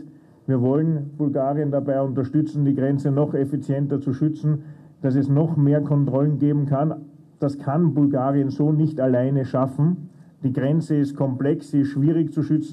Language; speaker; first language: German; native; German